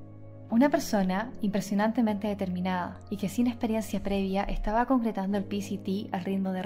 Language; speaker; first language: Spanish; native; Spanish